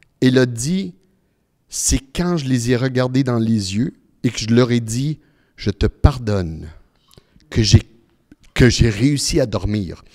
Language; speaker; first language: French; early bilingual, other home language; Italian